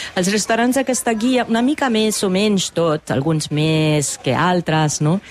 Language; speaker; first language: Catalan; non-native, fluent; Italian